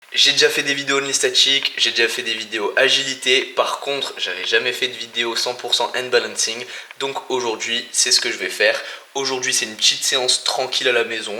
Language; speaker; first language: French; native; French